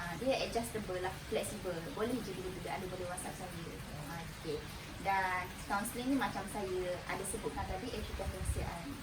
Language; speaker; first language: Malay; native; Malay